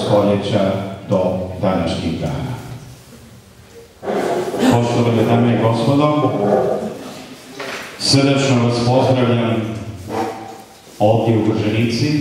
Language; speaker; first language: Croatian; native; Croatian